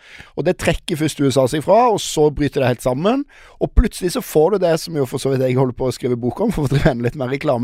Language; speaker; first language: Norwegian; native; Norwegian